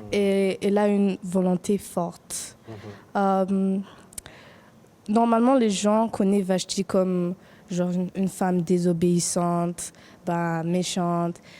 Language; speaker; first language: French; non-native, fluent; English